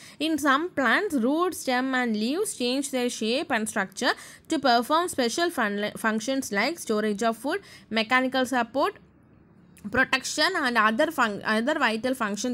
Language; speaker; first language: English; non-native, local second language; Tamil